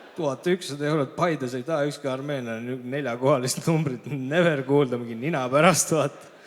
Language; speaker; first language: Estonian; early bilingual, other home language; Armenian